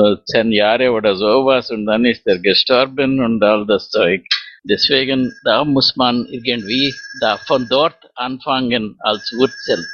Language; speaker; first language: German; non-native, fluent; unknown